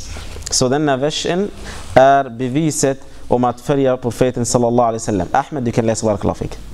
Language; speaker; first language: Swedish; non-native, fluent; Arabic